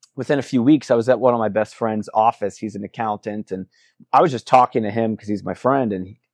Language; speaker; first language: English; native; English